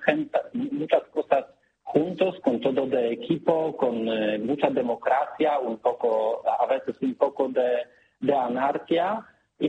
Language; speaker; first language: Spanish; non-native, learner; Polish